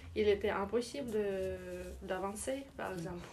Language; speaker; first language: French; non-native, learner; English